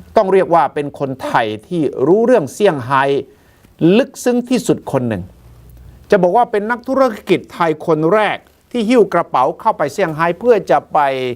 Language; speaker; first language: Thai; native; Thai